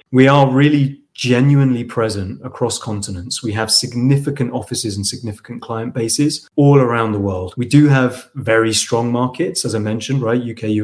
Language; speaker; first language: English; native; English